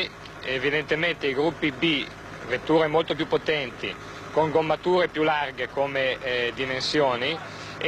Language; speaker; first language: Italian; native; Italian